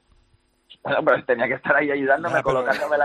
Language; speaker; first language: Spanish; native; Spanish